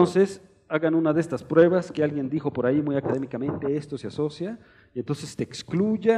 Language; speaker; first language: Spanish; native; Spanish